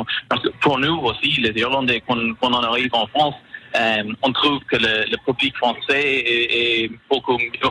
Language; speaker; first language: French; non-native, learner; English